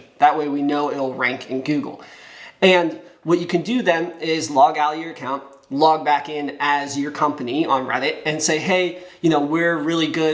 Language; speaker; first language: English; native; English